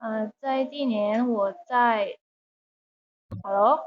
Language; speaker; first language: Chinese; non-native, learner; Indonesian